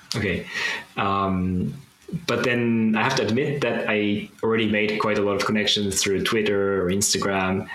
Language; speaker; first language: English; non-native, fluent; Japanese